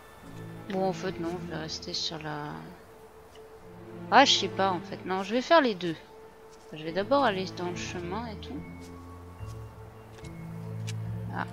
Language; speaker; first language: French; native; French